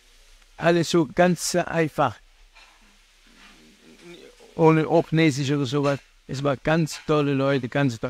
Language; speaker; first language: German; non-native, fluent; Italian